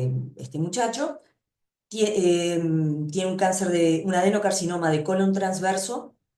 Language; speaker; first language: Spanish; native; Spanish